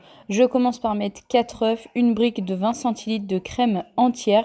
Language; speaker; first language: French; native; French